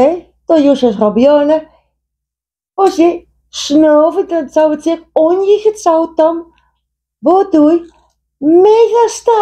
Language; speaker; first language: Polish; non-native, learner; Dutch